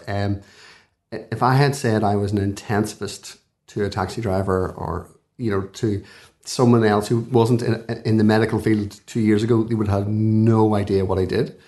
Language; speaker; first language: English; native; English